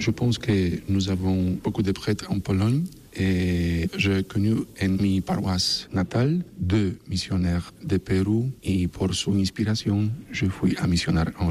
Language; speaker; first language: French; non-native, learner; Polish